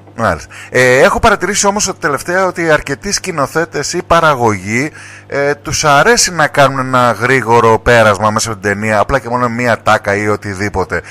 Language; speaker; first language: Greek; native; Greek